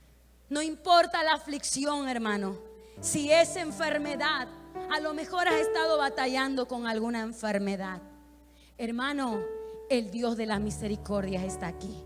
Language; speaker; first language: Spanish; native; Spanish